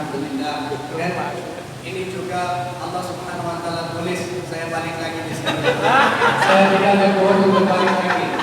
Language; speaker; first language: Indonesian; non-native, learner; Urdu